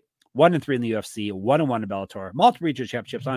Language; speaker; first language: English; native; English